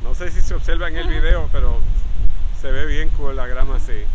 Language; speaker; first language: Spanish; native; Spanish